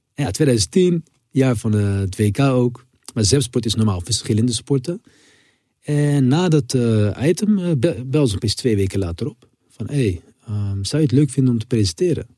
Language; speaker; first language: Dutch; native; Dutch